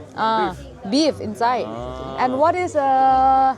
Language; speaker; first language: English; non-native, learner; Thai